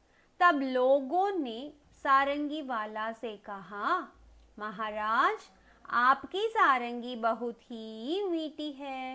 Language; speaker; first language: Hindi; non-native, local second language; Tamil